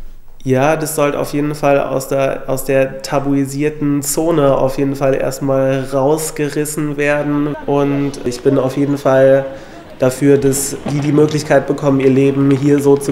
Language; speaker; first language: German; native; German